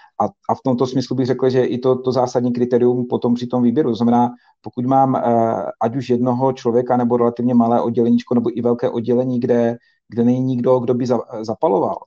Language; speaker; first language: Czech; native; Czech